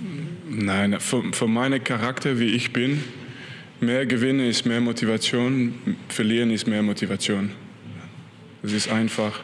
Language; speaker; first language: German; non-native, fluent; French